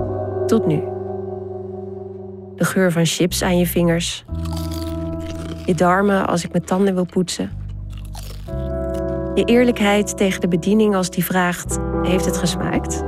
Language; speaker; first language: Dutch; native; Dutch